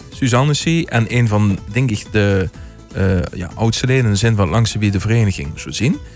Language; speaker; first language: Dutch; native; Dutch